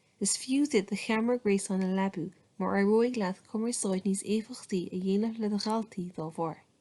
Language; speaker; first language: Irish; native; Irish